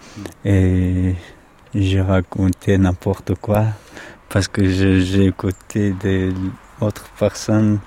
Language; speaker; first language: French; non-native, learner; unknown